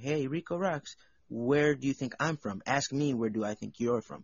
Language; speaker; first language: English; native; English